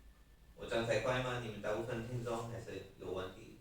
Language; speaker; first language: Chinese; non-native, learner; English